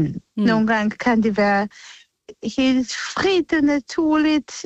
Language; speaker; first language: Danish; non-native, fluent; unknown